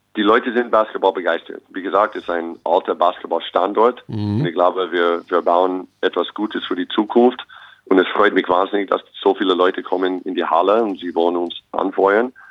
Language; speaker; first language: German; non-native, fluent; English